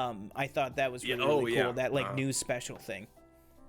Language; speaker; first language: English; native; English